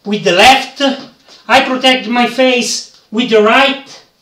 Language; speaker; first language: English; non-native, learner; Italian